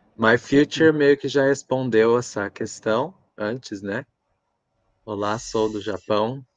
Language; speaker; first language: Portuguese; native; Portuguese